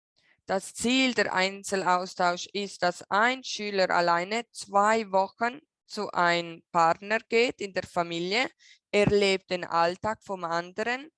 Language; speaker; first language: German; non-native, local second language; Italian